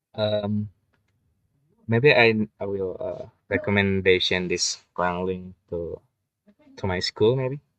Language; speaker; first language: English; non-native, learner; Indonesian